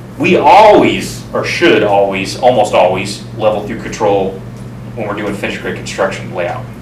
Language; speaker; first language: English; native; English